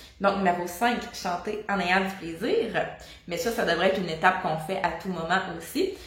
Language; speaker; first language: French; native; French